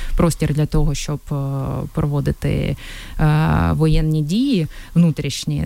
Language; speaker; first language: Ukrainian; non-native, local second language; Russian